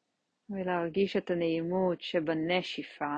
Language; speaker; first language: Hebrew; native; Hebrew